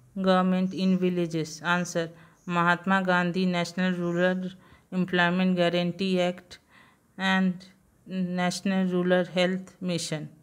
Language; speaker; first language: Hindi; non-native, local second language; Gujarati